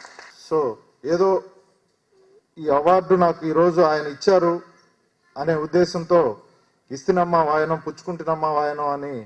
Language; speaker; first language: Telugu; native; Telugu